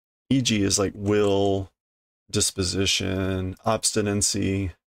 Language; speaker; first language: English; native; English